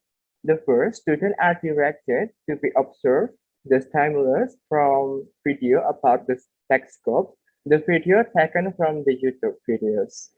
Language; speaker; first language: English; non-native, learner; Indonesian